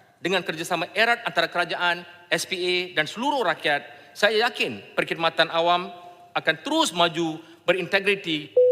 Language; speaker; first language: Malay; non-native, local second language; Tamil